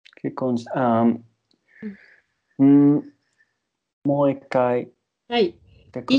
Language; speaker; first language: Japanese; non-native, learner; English